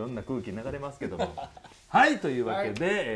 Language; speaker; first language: Japanese; native; Japanese